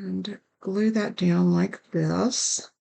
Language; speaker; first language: English; native; English